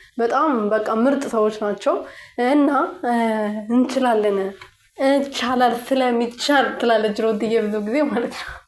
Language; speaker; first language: Amharic; non-native, local second language; Oromo